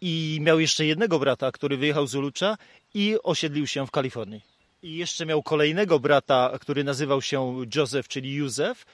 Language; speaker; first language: Polish; native; Polish